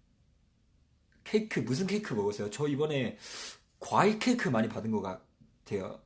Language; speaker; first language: Korean; non-native, fluent; Chinese